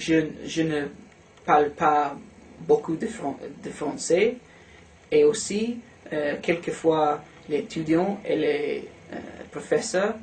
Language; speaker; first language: French; non-native, learner; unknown